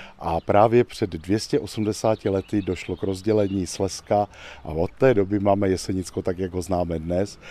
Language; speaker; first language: Czech; native; Czech